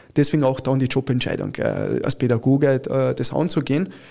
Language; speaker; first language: German; early bilingual, other home language; Italian